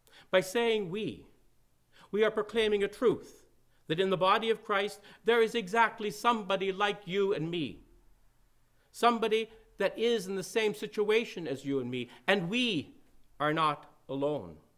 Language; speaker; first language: English; native; English